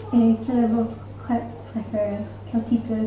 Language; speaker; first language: French; non-native, learner; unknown